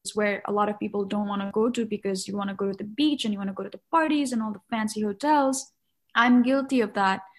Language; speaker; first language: English; non-native, local second language; Nepali